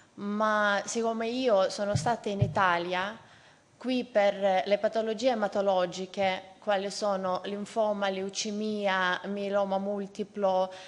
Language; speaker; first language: Italian; non-native, fluent; Ukrainian